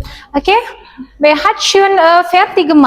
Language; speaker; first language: German; non-native, learner; Indonesian